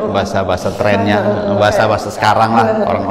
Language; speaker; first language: Indonesian; native; Indonesian